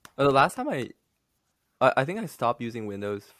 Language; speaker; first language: English; non-native, fluent; Chinese